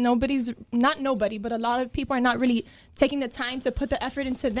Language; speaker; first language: English; native; English